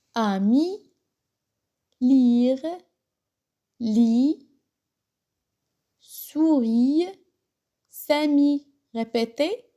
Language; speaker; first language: French; non-native, local second language; Arabic